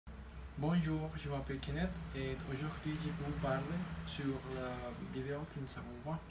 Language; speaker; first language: French; non-native, learner; Spanish